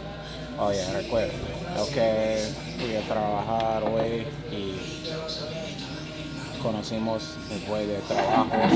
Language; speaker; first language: Spanish; non-native, learner; English